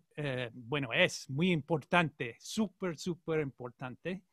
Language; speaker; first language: Spanish; non-native, learner; English